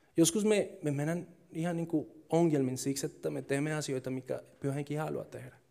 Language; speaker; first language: Finnish; non-native, fluent; Spanish